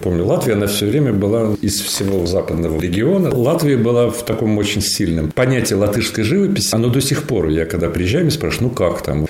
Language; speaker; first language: Russian; native; Russian